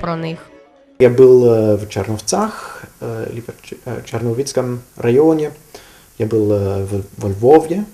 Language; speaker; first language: Russian; non-native, learner; German